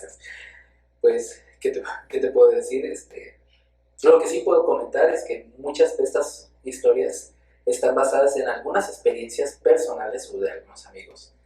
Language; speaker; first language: Spanish; native; Spanish